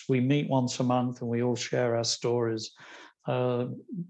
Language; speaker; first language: English; native; English